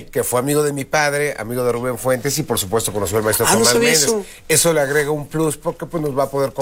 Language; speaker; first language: Spanish; native; Spanish